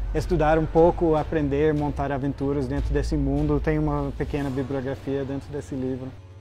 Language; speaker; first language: Portuguese; non-native, fluent; English